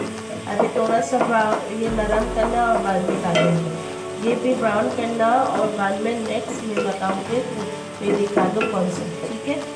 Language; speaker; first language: Hindi; non-native, learner; Filipino